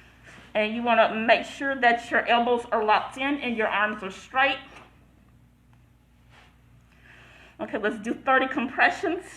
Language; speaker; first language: English; native; English